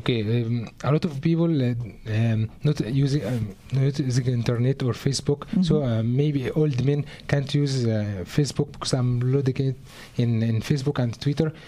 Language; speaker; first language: English; non-native, learner; Arabic